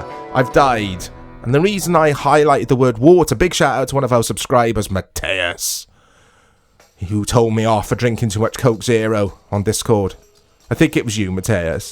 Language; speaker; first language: English; native; English